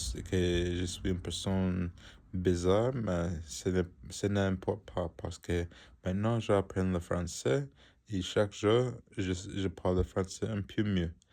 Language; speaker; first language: French; non-native, learner; English